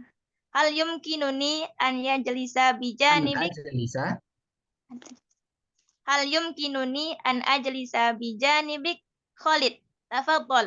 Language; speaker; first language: Arabic; non-native, learner; Indonesian